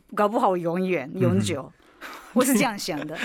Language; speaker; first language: Chinese; non-native, fluent; Japanese